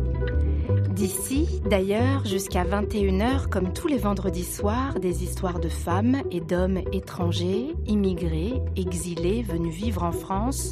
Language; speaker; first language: French; native; French